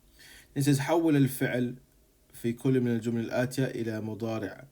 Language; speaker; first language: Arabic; non-native, fluent; English